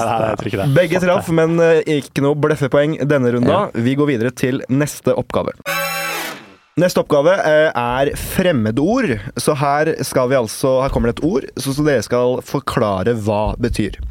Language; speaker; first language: Norwegian; native; Norwegian